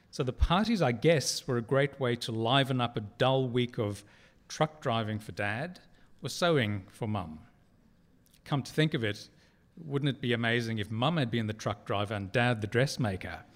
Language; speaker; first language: English; native; English